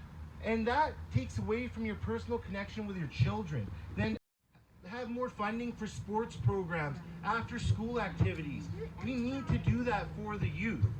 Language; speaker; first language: English; early bilingual, other home language; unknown